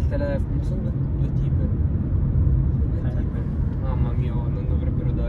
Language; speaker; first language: Italian; early bilingual, other home language; Filipino